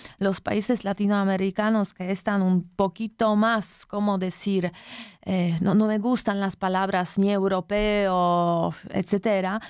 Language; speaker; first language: Spanish; non-native, fluent; Polish